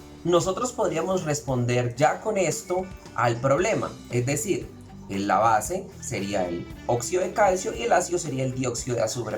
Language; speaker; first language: Spanish; native; Spanish